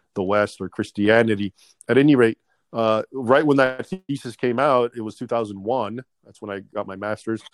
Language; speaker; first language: English; native; English